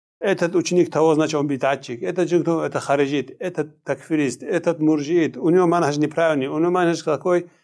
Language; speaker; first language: Russian; non-native, local second language; Kumyk